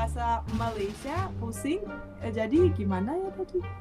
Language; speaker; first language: Indonesian; non-native, fluent; Russian